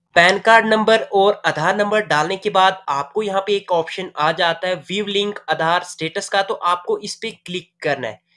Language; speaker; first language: Hindi; native; Hindi